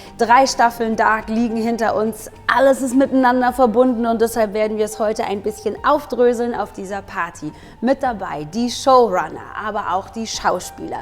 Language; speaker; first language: German; native; German